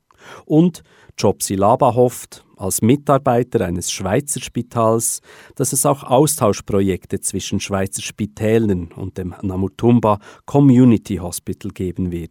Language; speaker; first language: German; native; German